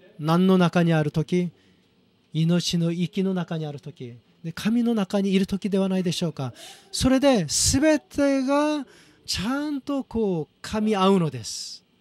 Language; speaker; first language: Japanese; non-native, fluent; Korean